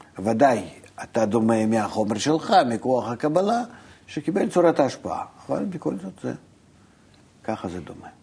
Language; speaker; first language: Hebrew; non-native, fluent; Russian